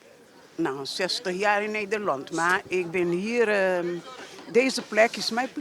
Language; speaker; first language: Dutch; non-native, learner; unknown